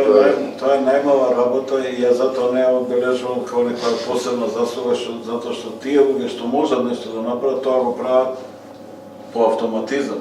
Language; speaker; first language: Macedonian; native; Macedonian